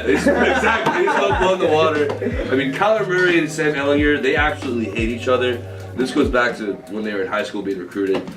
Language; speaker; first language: English; native; English